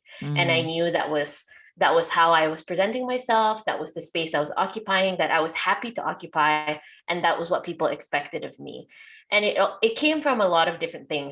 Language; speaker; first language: English; non-native, local second language; Malay